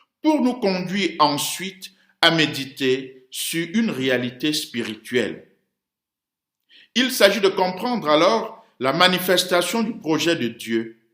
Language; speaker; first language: French; native; French